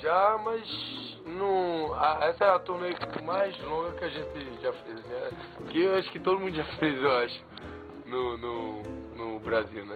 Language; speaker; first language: Portuguese; native; Portuguese